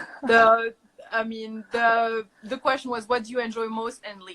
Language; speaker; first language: English; native; English